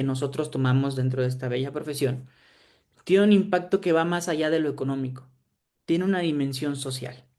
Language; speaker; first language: Spanish; native; Spanish